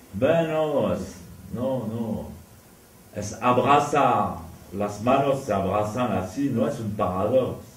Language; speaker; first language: Spanish; non-native, fluent; French